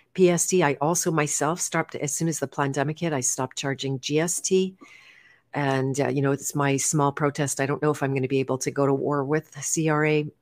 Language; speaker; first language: English; native; English